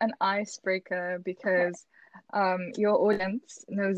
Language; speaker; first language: English; early bilingual, other home language; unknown